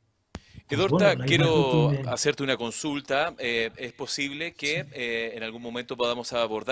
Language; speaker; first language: Spanish; native; Spanish